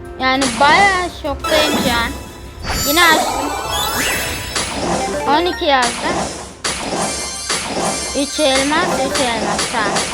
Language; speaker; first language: Turkish; native; Turkish